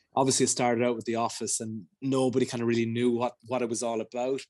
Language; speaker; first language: English; native; English